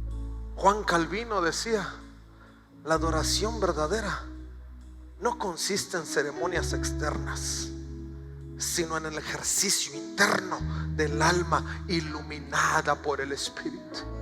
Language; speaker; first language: Spanish; native; Spanish